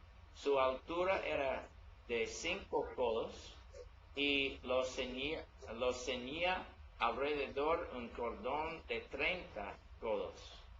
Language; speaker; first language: Spanish; non-native, learner; English